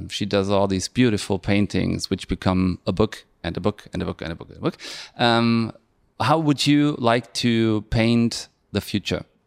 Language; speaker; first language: English; non-native, fluent; German